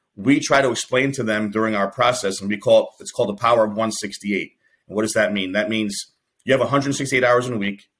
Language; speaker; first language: English; native; English